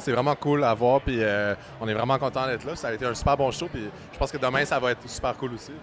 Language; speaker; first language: French; native; French